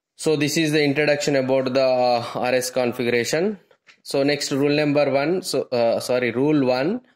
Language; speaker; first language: English; non-native, local second language; Telugu